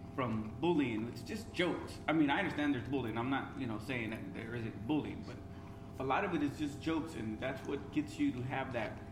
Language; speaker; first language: English; native; English